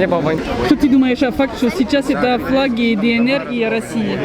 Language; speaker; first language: Russian; non-native, learner; French